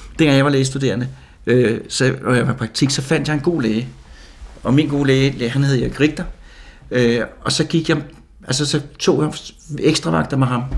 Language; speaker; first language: Danish; native; Danish